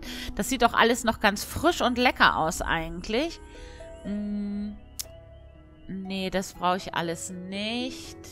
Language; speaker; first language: German; native; German